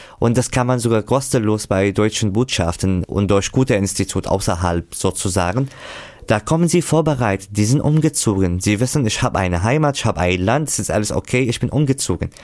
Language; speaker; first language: German; non-native, fluent; Arabic